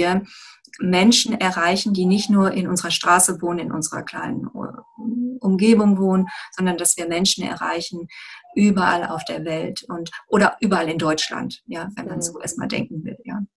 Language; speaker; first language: German; native; German